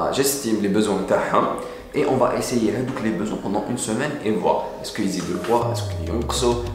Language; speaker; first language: French; non-native, local second language; Arabic